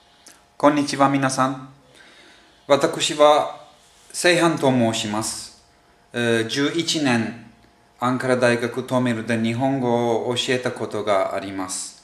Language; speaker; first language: Japanese; non-native, fluent; Turkish